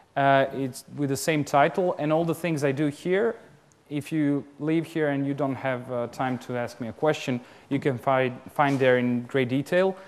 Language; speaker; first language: English; non-native, fluent; Serbian